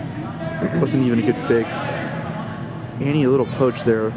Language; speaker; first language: English; native; English